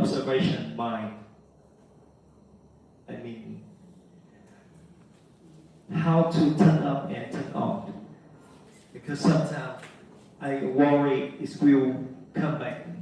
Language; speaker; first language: English; non-native, learner; Vietnamese